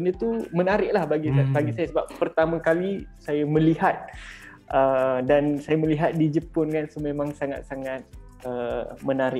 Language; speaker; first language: Malay; native; Malay